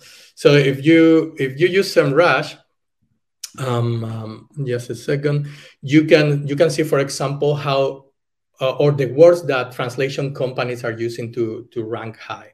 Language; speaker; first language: English; non-native, fluent; Spanish